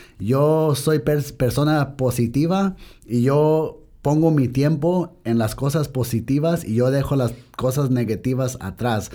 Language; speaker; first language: Spanish; early bilingual, heritage; Spanish